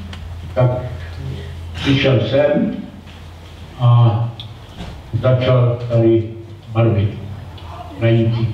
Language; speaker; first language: Czech; non-native, local second language; German